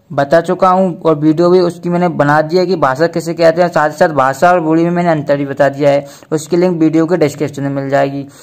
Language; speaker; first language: Hindi; native; Hindi